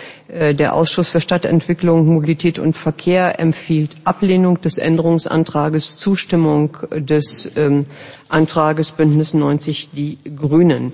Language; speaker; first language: German; native; German